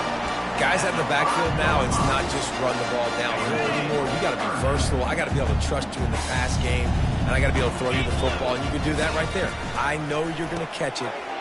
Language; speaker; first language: English; native; English